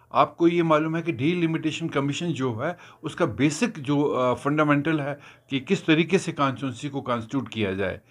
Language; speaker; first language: Hindi; non-native, local second language; Kashmiri